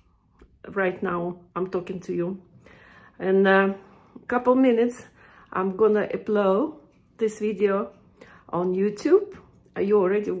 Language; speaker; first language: English; non-native, learner; Russian